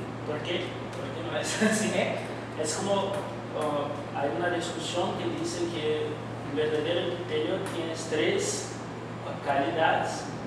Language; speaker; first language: Spanish; non-native, fluent; Portuguese